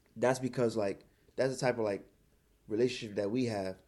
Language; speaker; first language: English; early bilingual, other home language; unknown